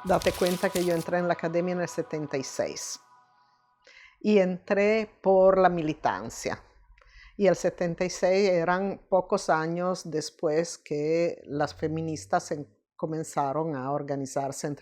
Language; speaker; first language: Spanish; non-native, fluent; Italian